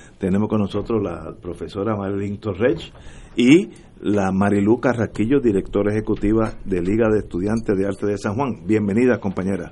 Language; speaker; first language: Spanish; native; Spanish